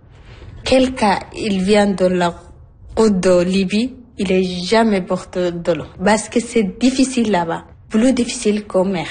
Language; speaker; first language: French; non-native, learner; Arabic